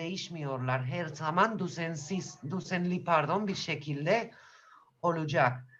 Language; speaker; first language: Turkish; non-native, fluent; Spanish